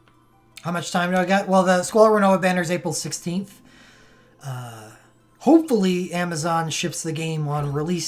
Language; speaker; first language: English; native; English